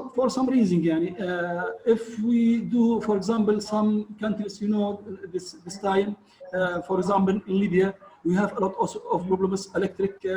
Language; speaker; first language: English; non-native, learner; Arabic